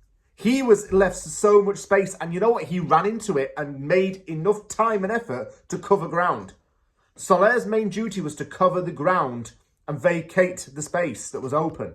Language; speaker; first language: English; native; English